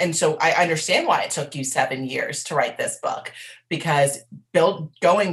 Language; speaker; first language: English; native; English